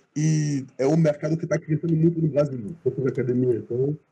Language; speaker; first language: Portuguese; non-native, fluent; French